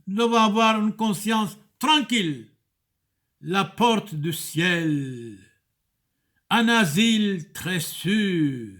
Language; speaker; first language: French; non-native, fluent; Turoyo